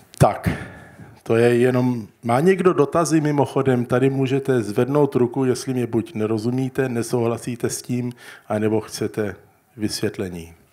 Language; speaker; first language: Czech; early bilingual, heritage; Czech